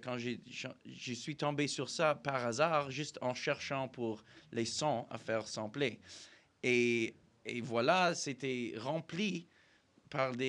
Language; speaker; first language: French; non-native, fluent; English